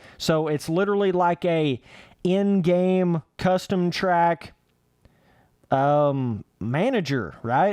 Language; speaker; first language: English; native; English